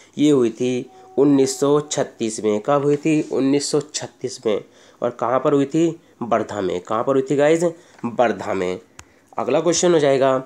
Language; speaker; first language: Hindi; native; Hindi